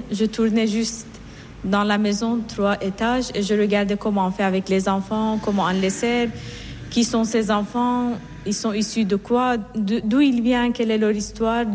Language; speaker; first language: French; non-native, fluent; Persian